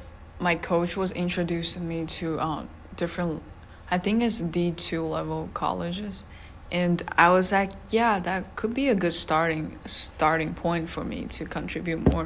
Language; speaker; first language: English; non-native, fluent; Chinese